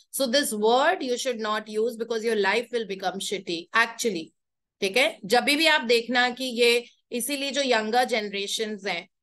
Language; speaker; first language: Hindi; native; Hindi